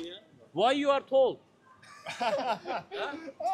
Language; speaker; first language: English; non-native, learner; Turkish